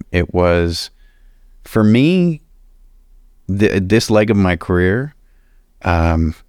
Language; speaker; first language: English; native; English